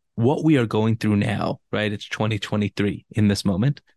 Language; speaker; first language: English; native; English